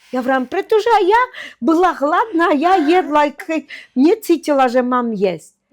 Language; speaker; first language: Slovak; non-native, fluent; Russian